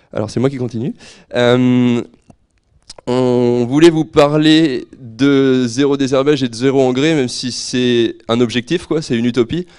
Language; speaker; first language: French; native; French